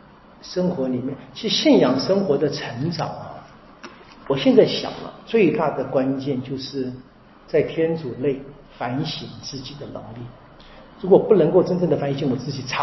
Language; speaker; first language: Chinese; native; Chinese